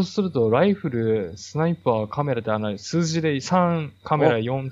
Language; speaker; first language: Japanese; native; Japanese